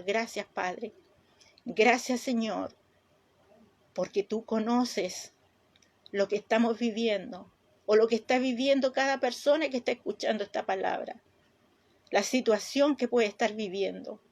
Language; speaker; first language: Spanish; native; Spanish